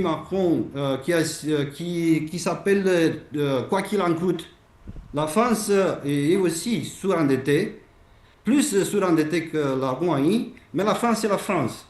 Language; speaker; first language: French; non-native, fluent; Romanian